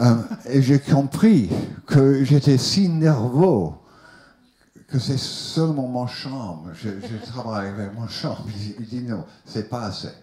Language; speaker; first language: French; non-native, learner; English